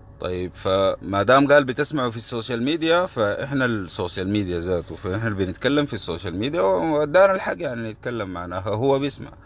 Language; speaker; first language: Arabic; native; Arabic